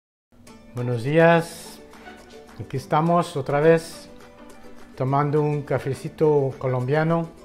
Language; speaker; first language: Spanish; non-native, fluent; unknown